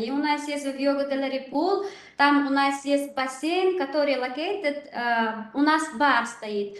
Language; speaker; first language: Russian; non-native, learner; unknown